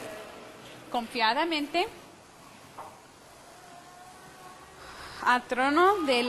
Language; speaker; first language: Spanish; non-native, fluent; English